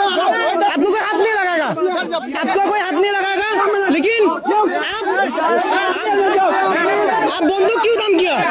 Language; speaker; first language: Hindi; non-native, learner; Bangla